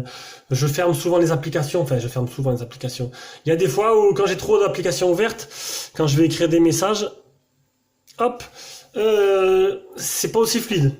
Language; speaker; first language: French; native; French